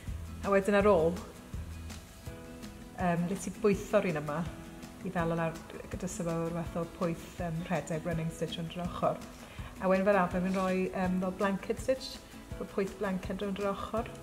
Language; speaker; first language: Welsh; native; Welsh